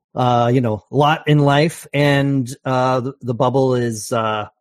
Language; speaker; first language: English; native; English